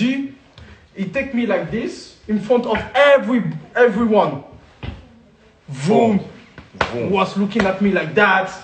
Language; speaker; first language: English; non-native, learner; French